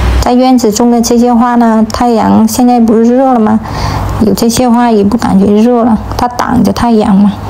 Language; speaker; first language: Chinese; non-native, fluent; Vietnamese